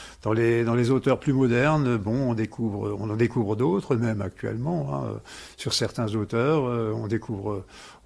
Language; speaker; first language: French; non-native, local second language; Swiss German